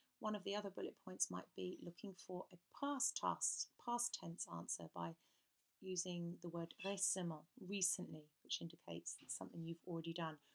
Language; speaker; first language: English; native; English